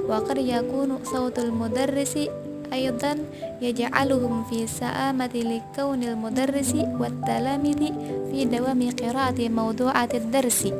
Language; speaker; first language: Arabic; non-native, learner; Indonesian